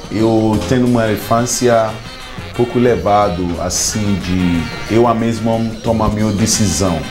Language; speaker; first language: Portuguese; non-native, learner; Akan